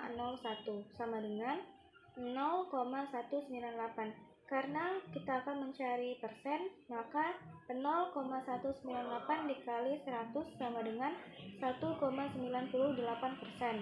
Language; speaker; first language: Indonesian; native; Indonesian